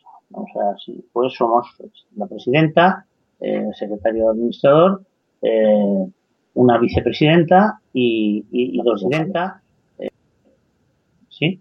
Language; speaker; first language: Spanish; native; Spanish